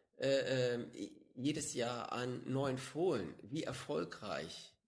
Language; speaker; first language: German; native; German